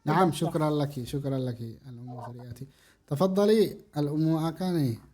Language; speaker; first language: Arabic; non-native, fluent; Indonesian